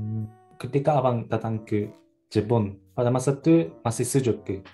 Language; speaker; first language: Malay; non-native, learner; Japanese